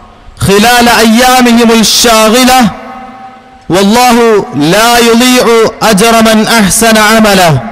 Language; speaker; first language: Arabic; non-native, fluent; Malayalam